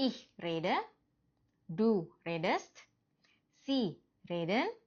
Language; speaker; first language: German; non-native, fluent; Indonesian